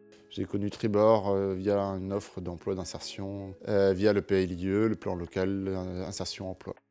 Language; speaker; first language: French; native; French